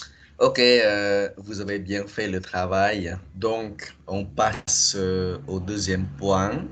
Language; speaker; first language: French; non-native, fluent; Khmer